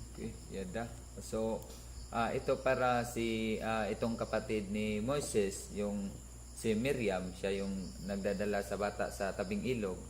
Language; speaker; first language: Filipino; non-native, local second language; Cebuano